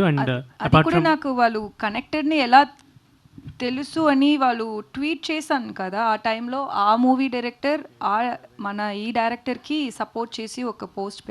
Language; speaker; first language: Telugu; non-native, learner; Tamil